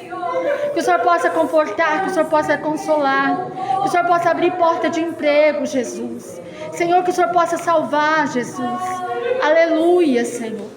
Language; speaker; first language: Portuguese; native; Portuguese